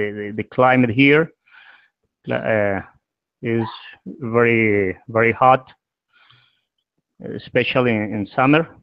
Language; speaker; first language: English; non-native, learner; Spanish